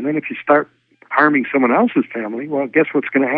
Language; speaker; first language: English; early bilingual, other home language; Yiddish